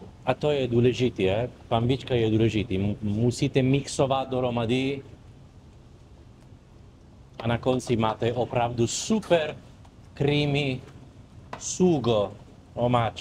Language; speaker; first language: Czech; non-native, learner; Italian